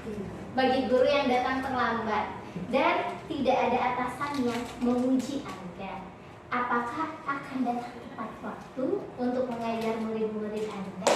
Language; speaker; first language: Indonesian; native; Indonesian